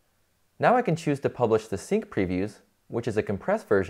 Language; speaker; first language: English; native; English